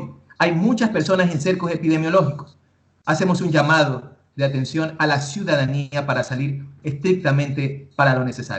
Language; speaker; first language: Spanish; native; Spanish